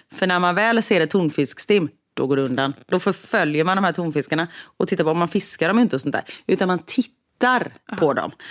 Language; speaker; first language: Swedish; native; Swedish